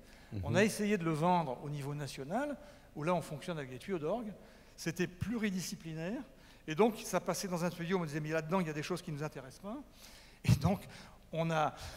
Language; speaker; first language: French; native; French